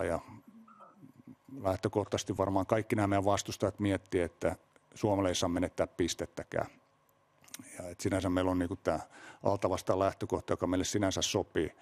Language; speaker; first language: Finnish; native; Finnish